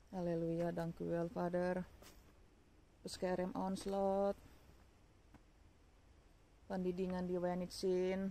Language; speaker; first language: Dutch; non-native, learner; Indonesian